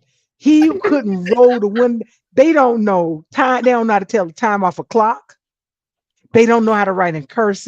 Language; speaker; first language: English; native; English